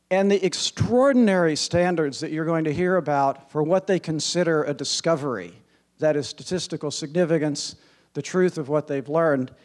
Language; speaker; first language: English; native; English